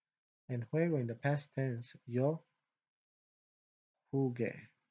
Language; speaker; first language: Spanish; non-native, fluent; English